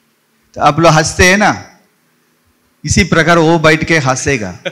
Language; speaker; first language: Hindi; non-native, local second language; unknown